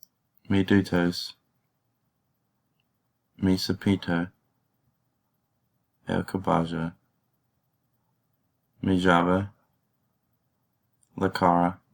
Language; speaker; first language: Spanish; non-native, learner; English